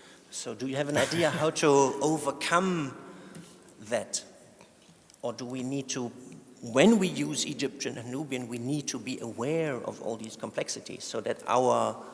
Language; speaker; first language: English; non-native, fluent; German